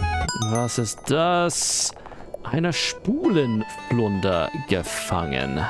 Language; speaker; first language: German; non-native, fluent; English